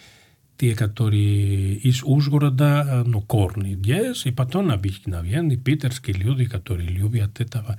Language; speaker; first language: Russian; non-native, fluent; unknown